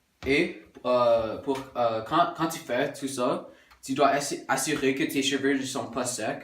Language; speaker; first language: French; non-native, local second language; English